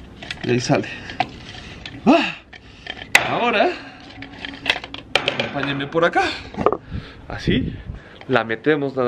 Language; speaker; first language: Spanish; native; Spanish